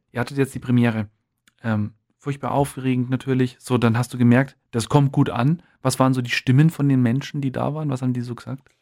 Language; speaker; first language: German; native; German